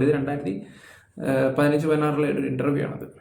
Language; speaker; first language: Malayalam; native; Malayalam